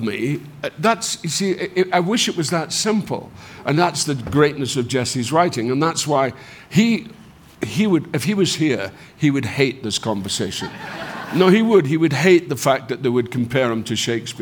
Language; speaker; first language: English; native; English